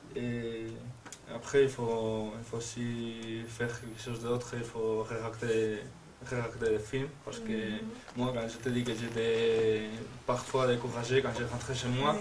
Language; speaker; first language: French; non-native, fluent; Spanish